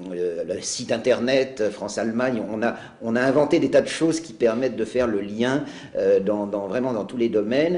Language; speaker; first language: French; native; French